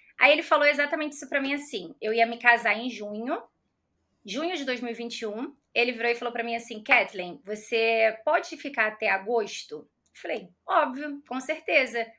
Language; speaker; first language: Portuguese; native; Portuguese